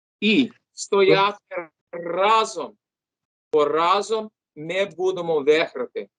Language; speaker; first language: Ukrainian; early bilingual, heritage; English